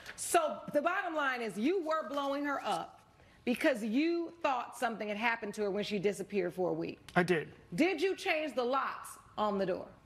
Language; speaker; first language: English; native; English